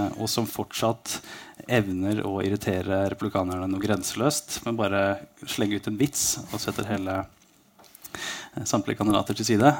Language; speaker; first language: Norwegian; native; Norwegian